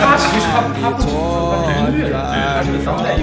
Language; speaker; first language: Chinese; native; Chinese